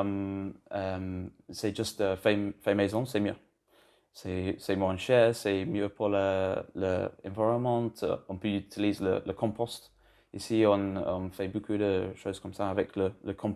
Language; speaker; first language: French; non-native, learner; English